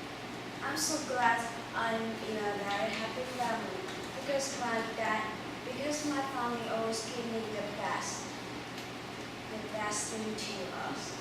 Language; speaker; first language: English; non-native, learner; Chinese